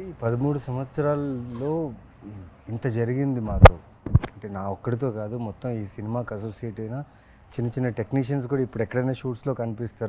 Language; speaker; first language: Telugu; native; Telugu